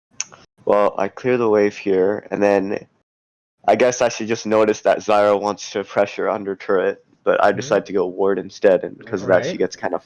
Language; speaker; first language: English; native; English